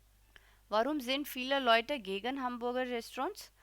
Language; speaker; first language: German; non-native, fluent; Hindi